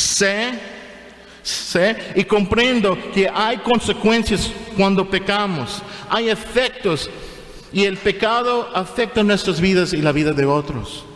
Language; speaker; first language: Spanish; non-native, fluent; English